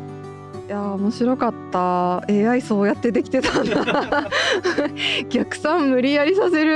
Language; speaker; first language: Japanese; native; Japanese